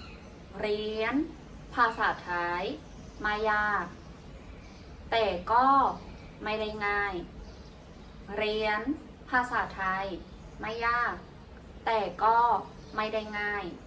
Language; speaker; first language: Thai; non-native, fluent; Burmese